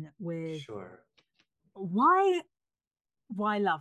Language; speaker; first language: English; native; English